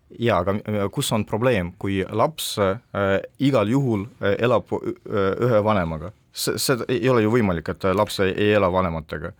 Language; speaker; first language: Estonian; non-native, local second language; Russian